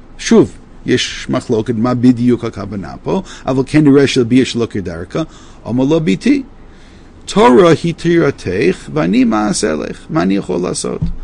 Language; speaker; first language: Hebrew; non-native, fluent; English